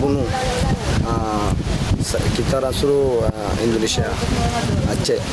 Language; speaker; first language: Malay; non-native, learner; Rohingya